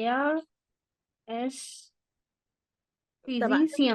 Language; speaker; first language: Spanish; non-native, learner; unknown